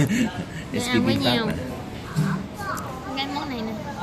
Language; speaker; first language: Vietnamese; native; Vietnamese